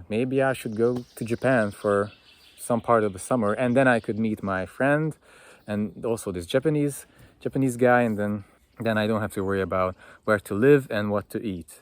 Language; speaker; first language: English; non-native, fluent; Hungarian